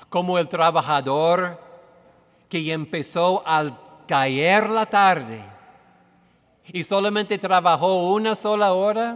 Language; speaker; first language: Spanish; non-native, fluent; English